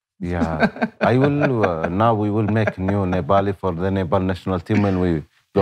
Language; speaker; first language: English; non-native, learner; Arabic